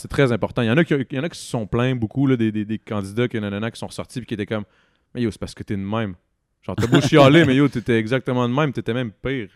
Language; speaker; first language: French; native; French